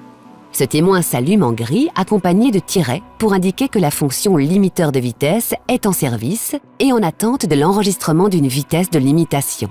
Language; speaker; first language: French; native; French